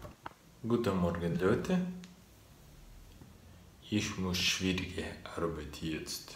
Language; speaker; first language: German; non-native, learner; Russian